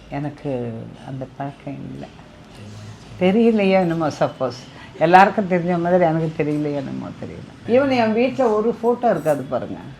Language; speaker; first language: Tamil; non-native, local second language; Telugu